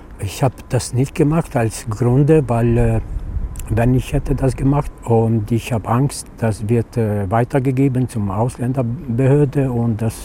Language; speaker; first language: German; non-native, learner; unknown